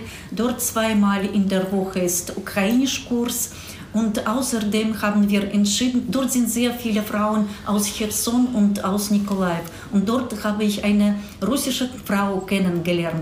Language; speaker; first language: German; non-native, fluent; Russian